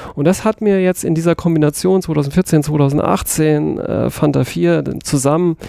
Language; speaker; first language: German; native; German